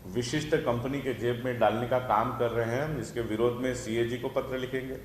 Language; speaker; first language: Hindi; non-native, local second language; Marathi